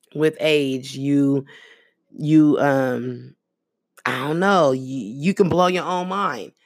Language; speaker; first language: English; early bilingual, other home language; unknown